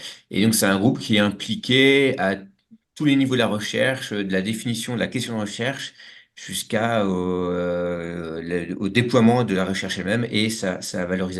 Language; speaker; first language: French; native; French